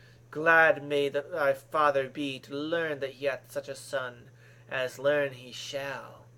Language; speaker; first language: English; native; English